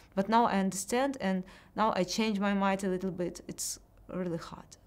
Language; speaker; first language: English; non-native, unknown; Russian